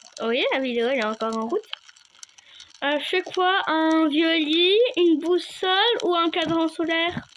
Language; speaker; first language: French; native; French